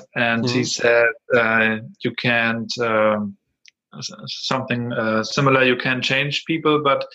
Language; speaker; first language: English; non-native, fluent; German